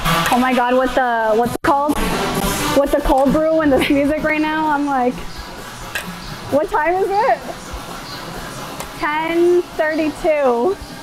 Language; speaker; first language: English; early bilingual, other home language; Spanish